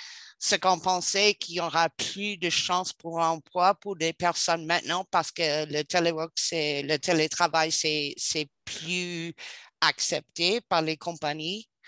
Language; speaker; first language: French; non-native, learner; English